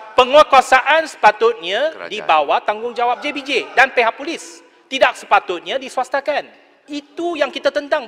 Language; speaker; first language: Malay; native; Malay